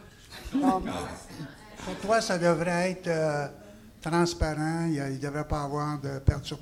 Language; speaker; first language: French; native; French